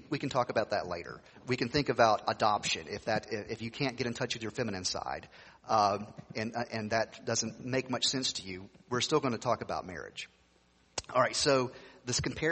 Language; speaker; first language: English; native; English